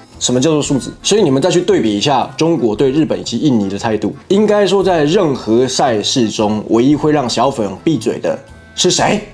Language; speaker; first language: Chinese; native; Chinese